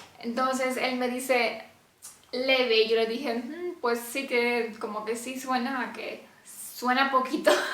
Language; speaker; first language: Spanish; non-native, fluent; Romanian